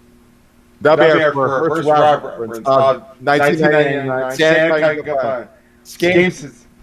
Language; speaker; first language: English; native; English